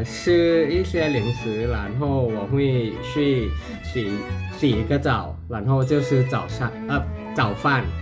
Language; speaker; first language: Chinese; non-native, learner; Thai